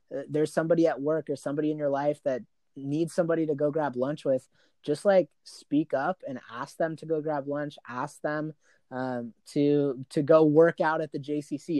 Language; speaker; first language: English; native; English